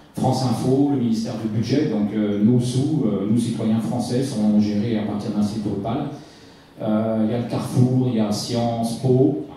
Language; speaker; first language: French; native; French